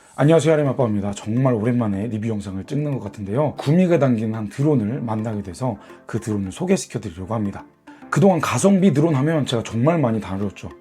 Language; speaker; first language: Korean; native; Korean